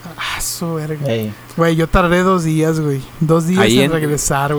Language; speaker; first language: Spanish; native; Spanish